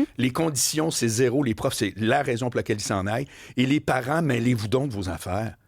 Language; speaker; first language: French; native; French